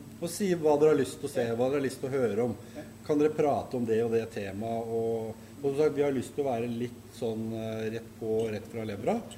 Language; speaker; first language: Norwegian; native; Norwegian